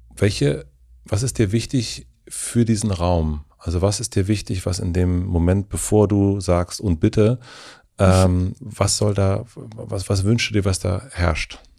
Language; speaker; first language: German; native; German